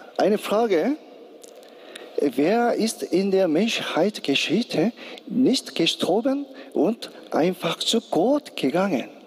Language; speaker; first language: German; non-native, learner; Korean